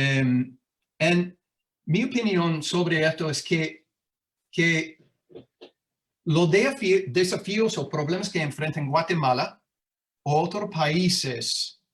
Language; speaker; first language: Spanish; non-native, fluent; English